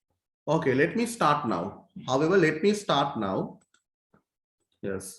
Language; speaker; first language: English; non-native, local second language; Sinhala